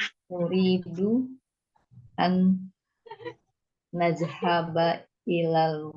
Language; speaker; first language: Arabic; non-native, learner; Indonesian